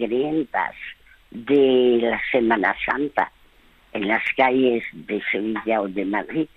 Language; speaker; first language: Spanish; early bilingual, other home language; French